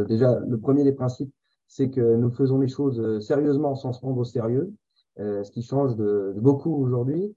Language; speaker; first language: French; native; French